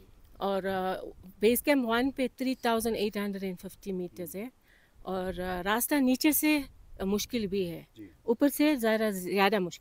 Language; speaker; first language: Hindi; early bilingual, heritage; Hindi